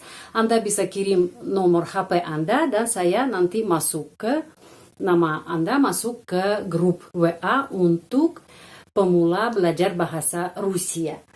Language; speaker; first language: Indonesian; non-native, fluent; Russian